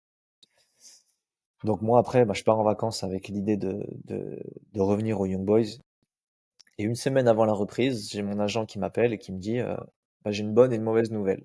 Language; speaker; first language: French; native; French